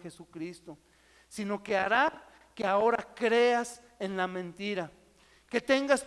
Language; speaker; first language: Spanish; native; Spanish